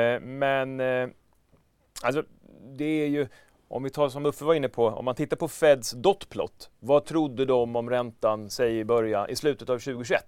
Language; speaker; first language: Swedish; native; Swedish